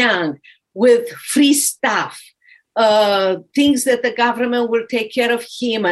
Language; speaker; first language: English; non-native, fluent; Romanian